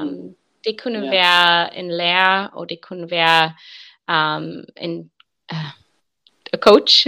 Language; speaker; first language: Danish; non-native, learner; English